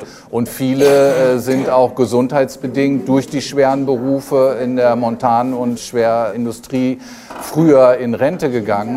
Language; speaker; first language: German; native; German